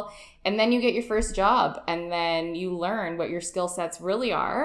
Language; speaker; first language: English; native; English